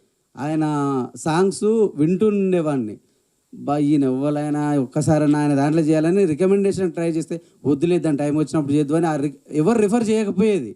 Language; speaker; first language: Telugu; native; Telugu